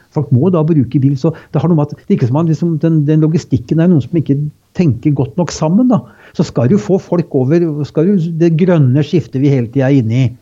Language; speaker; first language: Norwegian; native; Norwegian